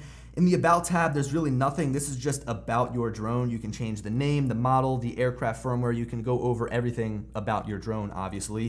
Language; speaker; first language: English; native; English